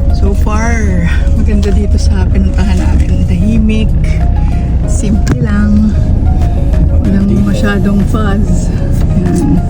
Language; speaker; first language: Filipino; native; Filipino